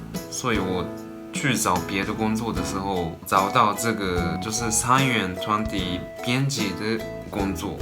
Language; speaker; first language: Chinese; non-native, fluent; Japanese